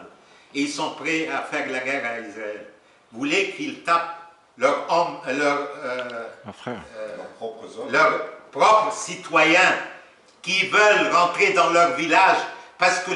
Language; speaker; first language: French; non-native, local second language; Arabic